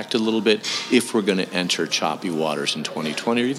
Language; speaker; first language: English; native; English